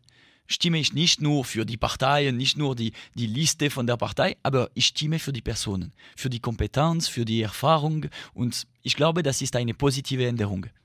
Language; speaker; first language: German; non-native, local second language; French